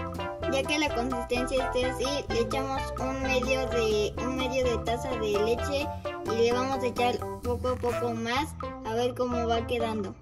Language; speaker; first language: Spanish; native; Spanish